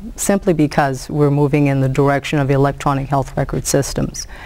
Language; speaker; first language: English; native; English